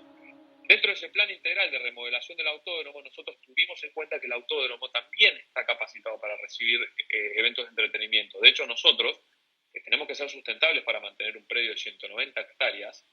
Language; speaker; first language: Spanish; native; Spanish